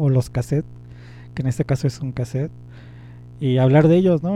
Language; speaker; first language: Spanish; native; Spanish